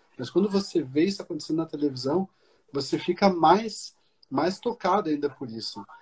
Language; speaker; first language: Portuguese; native; Portuguese